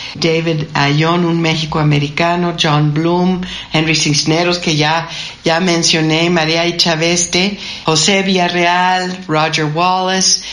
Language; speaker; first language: Spanish; non-native, fluent; English